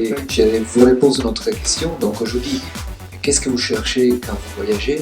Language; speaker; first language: French; native; French